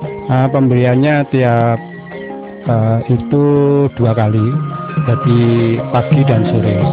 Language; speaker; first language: Indonesian; non-native, local second language; Javanese